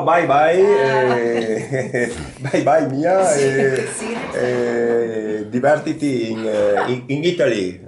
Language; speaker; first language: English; non-native, learner; Italian